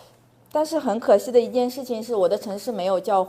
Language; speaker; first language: Chinese; native; Chinese